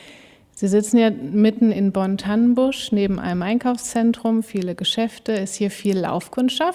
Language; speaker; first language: German; native; German